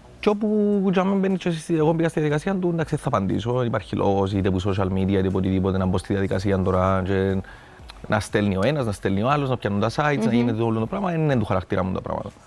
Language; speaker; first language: Greek; native; Greek